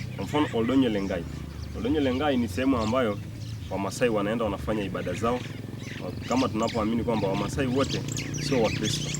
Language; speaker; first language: Swahili; non-native, local second language; Masai